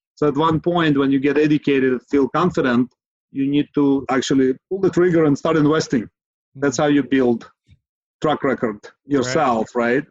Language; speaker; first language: English; non-native, fluent; Ukrainian